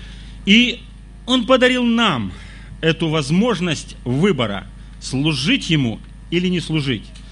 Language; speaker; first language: Russian; native; Russian